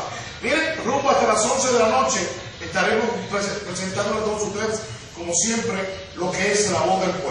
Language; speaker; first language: Spanish; native; Spanish